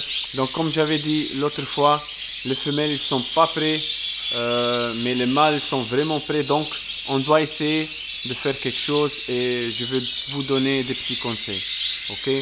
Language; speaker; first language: French; non-native, learner; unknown